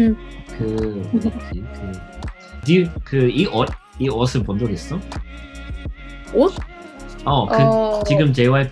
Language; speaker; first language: Korean; non-native, learner; English